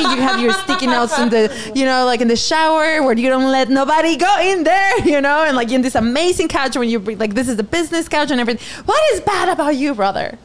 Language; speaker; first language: English; non-native, fluent; Spanish